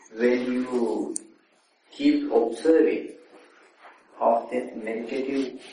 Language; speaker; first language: English; non-native, local second language; Sinhala